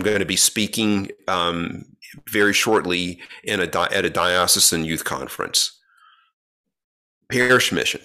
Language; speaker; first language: English; native; English